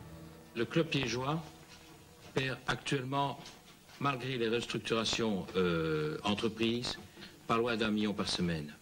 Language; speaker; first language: French; native; French